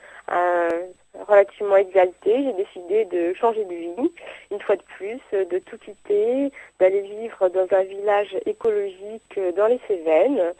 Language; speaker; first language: French; native; French